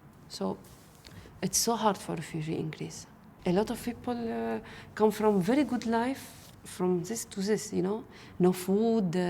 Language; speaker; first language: English; non-native, learner; Arabic